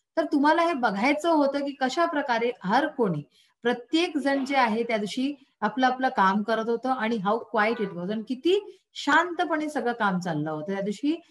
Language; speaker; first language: Marathi; non-native, local second language; Hindi